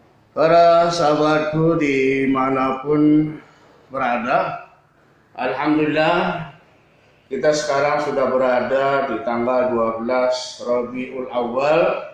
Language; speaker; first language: Indonesian; native; Indonesian